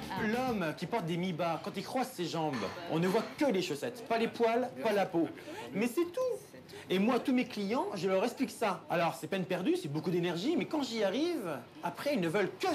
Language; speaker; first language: French; native; French